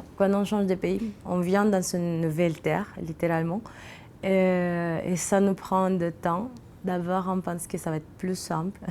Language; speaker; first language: French; non-native, fluent; Spanish